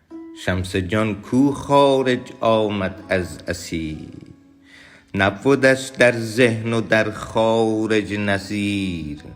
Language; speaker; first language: Persian; native; Persian